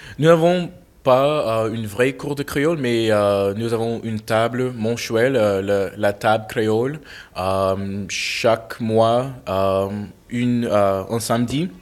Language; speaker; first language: French; non-native, fluent; English